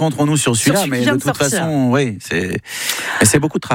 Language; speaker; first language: French; native; French